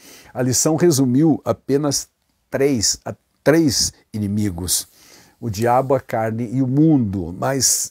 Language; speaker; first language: Portuguese; native; Portuguese